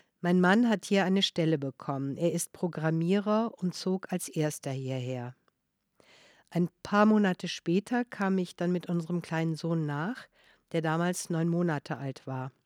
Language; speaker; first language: German; non-native, fluent; Russian